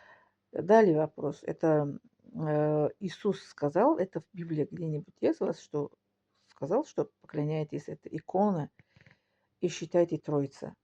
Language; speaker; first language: Russian; non-native, learner; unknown